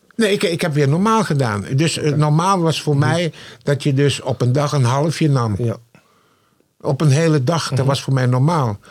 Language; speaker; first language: Dutch; non-native, fluent; Malay